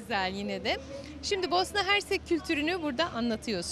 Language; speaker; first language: Turkish; native; Turkish